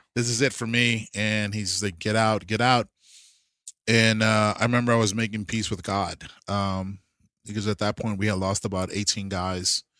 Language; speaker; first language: English; early bilingual, other home language; Spanish